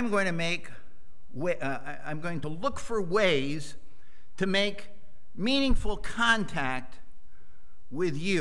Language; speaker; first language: English; native; English